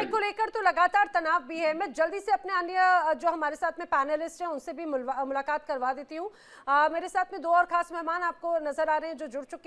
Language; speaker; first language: Hindi; native; Hindi